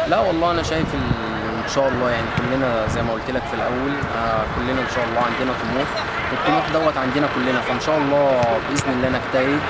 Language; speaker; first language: Arabic; native; Arabic